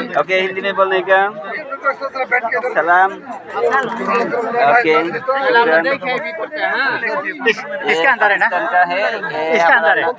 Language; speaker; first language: Hindi; non-native, learner; Bangla